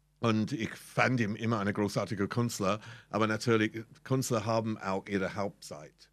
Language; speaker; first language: German; non-native, fluent; English